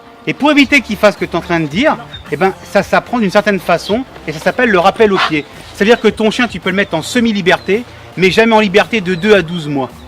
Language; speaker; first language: French; native; French